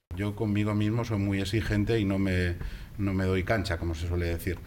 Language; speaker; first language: Spanish; native; Spanish